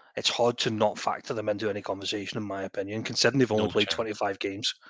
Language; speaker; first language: English; native; English